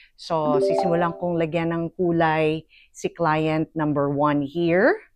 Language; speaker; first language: Filipino; native; Filipino